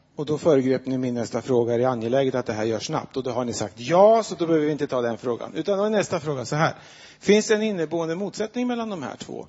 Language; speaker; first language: Swedish; native; Swedish